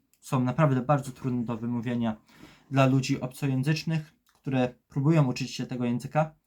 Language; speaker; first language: Polish; early bilingual, heritage; Polish